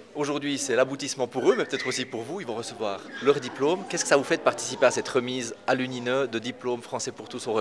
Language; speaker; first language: French; native; French